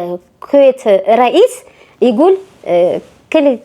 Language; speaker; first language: Arabic; non-native, learner; Amharic